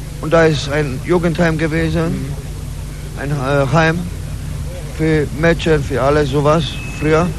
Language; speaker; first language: German; non-native, learner; Polish